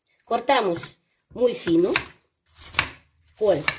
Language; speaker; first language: Spanish; non-native, learner; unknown